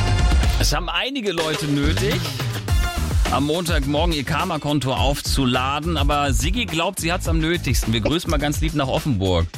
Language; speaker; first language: German; native; German